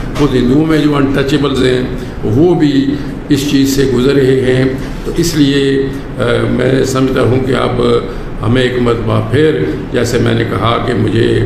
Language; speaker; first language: Urdu; non-native, local second language; Pahari-Potwari